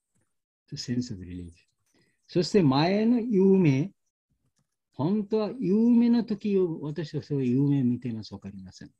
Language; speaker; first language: Japanese; non-native, learner; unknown